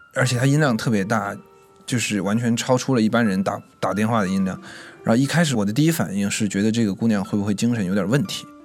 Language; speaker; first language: Chinese; native; Chinese